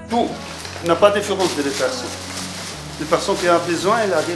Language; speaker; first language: French; non-native, learner; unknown